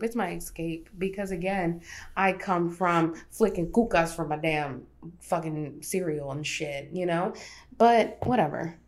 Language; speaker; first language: English; early bilingual, other home language; Spanish